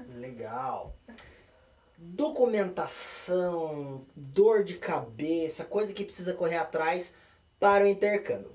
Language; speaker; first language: Portuguese; native; Portuguese